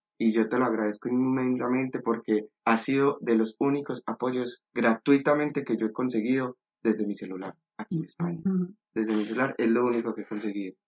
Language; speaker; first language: Spanish; native; Spanish